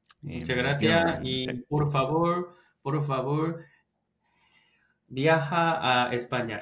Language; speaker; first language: Spanish; non-native, learner; Korean